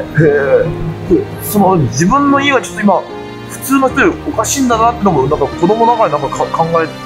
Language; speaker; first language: Japanese; native; Japanese